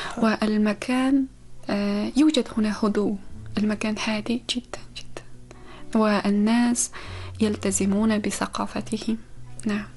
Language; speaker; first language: Arabic; non-native, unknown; Uzbek